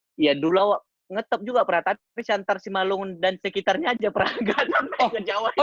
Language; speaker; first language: Indonesian; non-native, local second language; Batak Toba